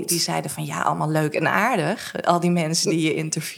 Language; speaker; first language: Dutch; native; Dutch